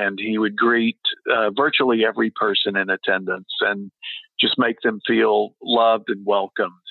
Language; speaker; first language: English; native; English